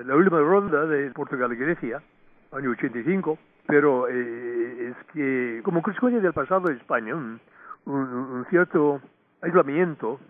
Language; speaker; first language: Spanish; non-native, fluent; English